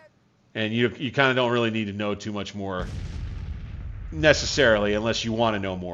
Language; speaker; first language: English; native; English